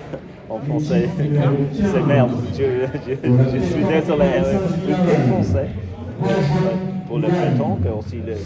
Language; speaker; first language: French; non-native, learner; English